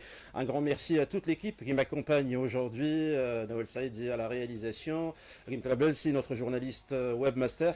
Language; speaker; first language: French; native; French